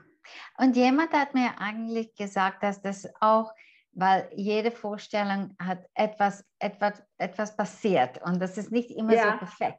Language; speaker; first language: German; non-native, fluent; English